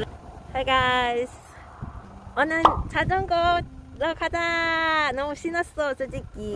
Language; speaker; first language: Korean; non-native, learner; Cantonese